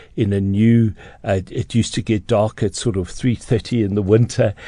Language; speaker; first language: English; native; English